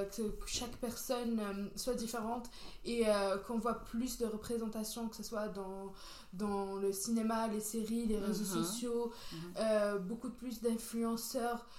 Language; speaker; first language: French; non-native, local second language; Kabyle